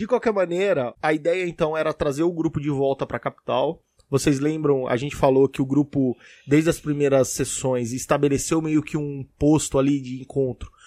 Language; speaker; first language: Portuguese; native; Portuguese